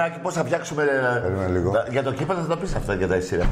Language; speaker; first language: Greek; native; Greek